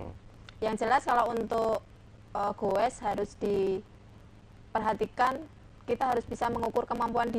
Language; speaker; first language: Indonesian; native; Indonesian